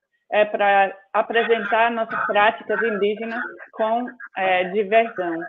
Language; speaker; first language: Portuguese; non-native, fluent; English